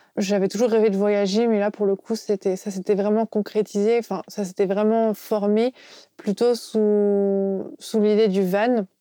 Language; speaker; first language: French; native; French